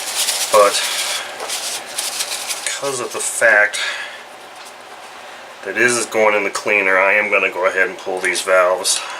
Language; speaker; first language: English; native; English